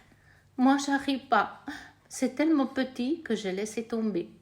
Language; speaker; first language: French; non-native, fluent; Italian